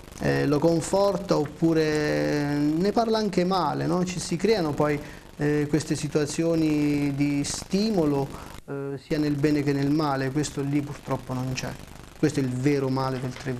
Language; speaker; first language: Italian; native; Italian